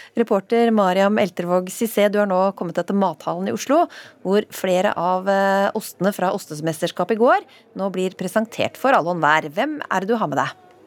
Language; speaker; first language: Norwegian; native; Norwegian